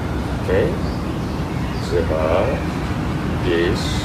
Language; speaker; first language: Turkish; non-native, learner; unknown